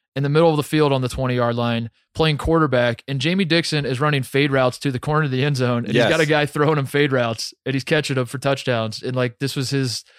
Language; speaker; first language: English; native; English